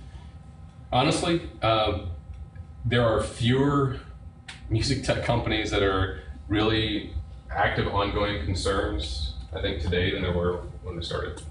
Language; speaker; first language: English; native; English